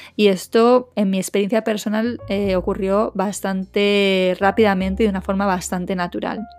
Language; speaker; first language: Spanish; native; Spanish